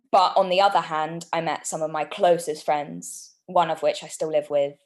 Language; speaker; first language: English; native; English